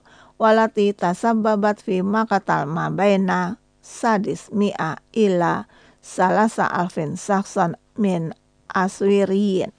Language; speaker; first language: Arabic; non-native, fluent; Indonesian